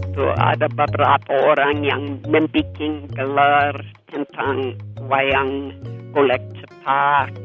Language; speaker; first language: Indonesian; non-native, fluent; English